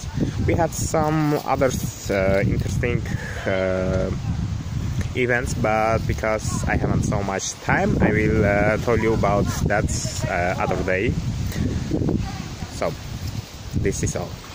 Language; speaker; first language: English; non-native, learner; Armenian